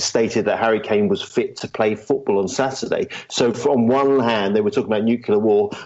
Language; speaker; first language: English; native; English